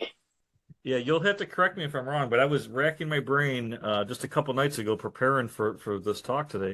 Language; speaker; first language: English; native; English